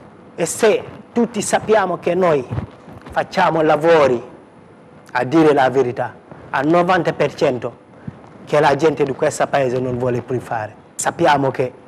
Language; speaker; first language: Italian; non-native, fluent; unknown